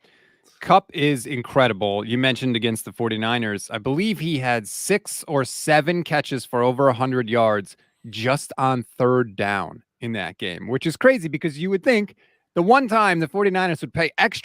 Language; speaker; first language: English; native; English